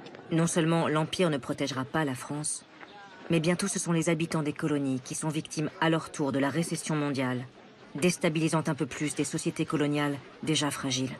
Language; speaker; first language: French; native; French